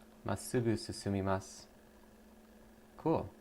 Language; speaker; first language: Japanese; non-native, learner; English